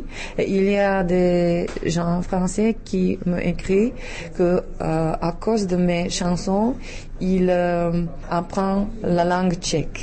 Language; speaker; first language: French; non-native, learner; Czech